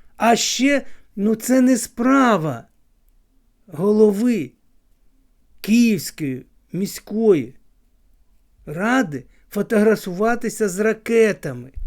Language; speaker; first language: Ukrainian; non-native, local second language; Russian